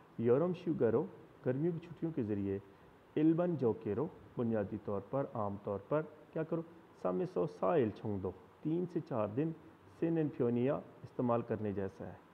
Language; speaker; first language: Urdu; non-native, local second language; Punjabi